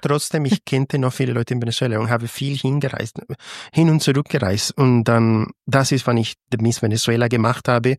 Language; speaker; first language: German; non-native, fluent; Spanish